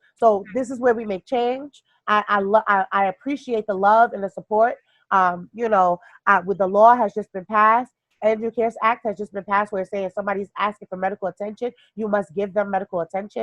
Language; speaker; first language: English; native; English